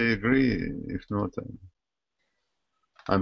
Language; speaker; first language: English; non-native, learner; Russian